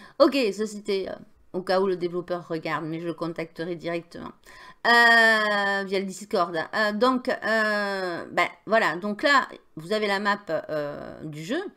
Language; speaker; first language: French; native; French